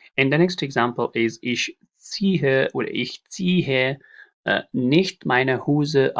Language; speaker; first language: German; non-native, learner; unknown